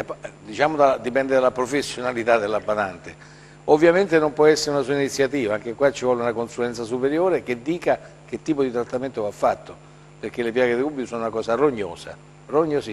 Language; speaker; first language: Italian; native; Italian